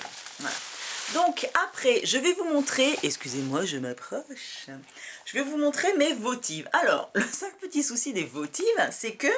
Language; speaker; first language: French; native; French